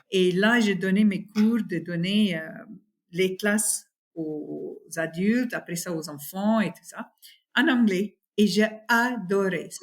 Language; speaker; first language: French; non-native, fluent; Afrikaans